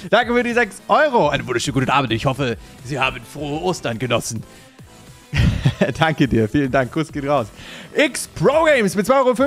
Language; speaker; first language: German; native; German